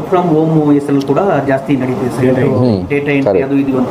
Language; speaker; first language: Kannada; native; Kannada